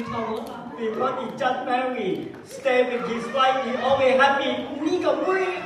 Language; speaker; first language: English; non-native, learner; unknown